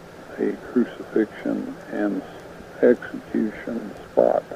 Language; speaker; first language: English; native; English